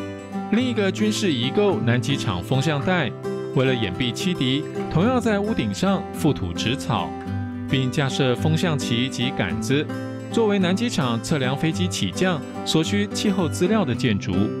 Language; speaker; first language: Chinese; native; Chinese